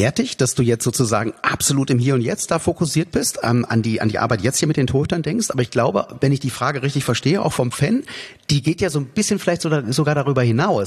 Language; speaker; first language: German; native; German